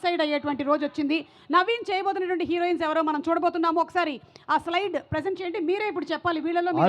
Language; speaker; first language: Telugu; native; Telugu